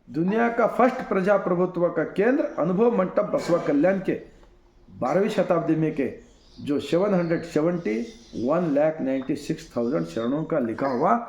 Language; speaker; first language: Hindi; non-native, local second language; Kannada